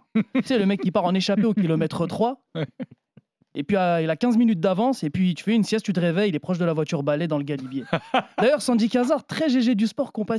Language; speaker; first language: French; native; French